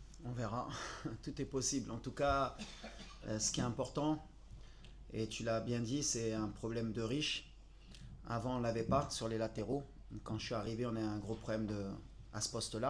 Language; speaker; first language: French; native; French